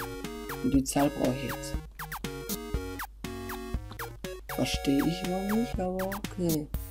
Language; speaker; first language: German; native; German